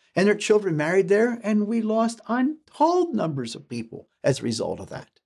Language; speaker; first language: English; early bilingual, other home language; German